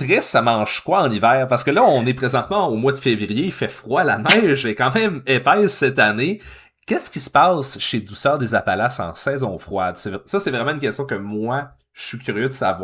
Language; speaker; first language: French; native; French